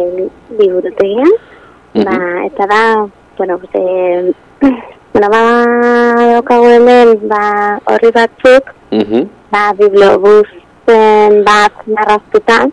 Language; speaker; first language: Basque; non-native, local second language; Spanish